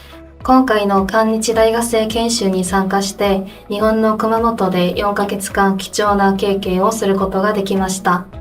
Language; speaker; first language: Japanese; non-native, fluent; Korean